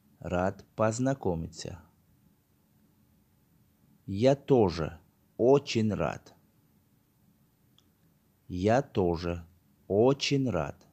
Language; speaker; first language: Russian; non-native, learner; Tajik